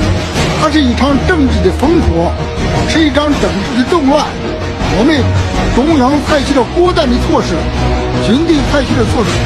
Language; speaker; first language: Chinese; native; Chinese